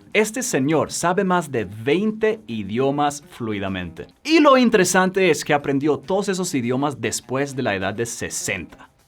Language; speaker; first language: Spanish; non-native, fluent; English